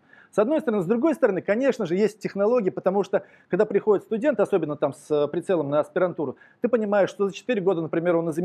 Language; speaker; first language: Russian; native; Russian